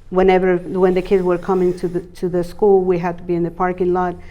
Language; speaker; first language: English; non-native, fluent; Spanish